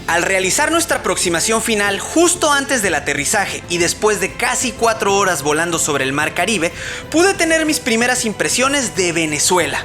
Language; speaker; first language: Spanish; native; Spanish